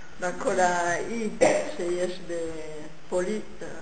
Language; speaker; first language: Hebrew; non-native, fluent; French